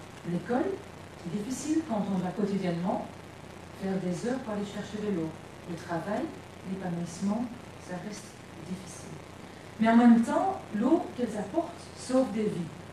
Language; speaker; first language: French; non-native, local second language; Dutch